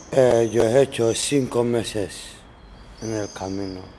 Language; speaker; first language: Spanish; non-native, learner; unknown